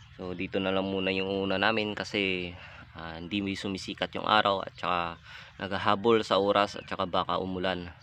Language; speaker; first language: Filipino; non-native, local second language; Hiligaynon